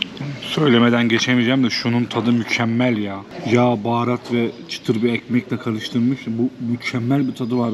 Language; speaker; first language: Turkish; native; Turkish